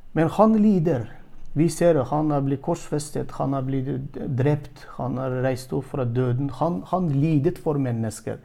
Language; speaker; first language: Norwegian; non-native, fluent; Turkmen